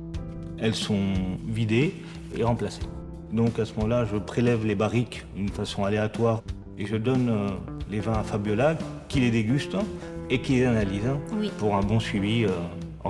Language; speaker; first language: French; native; French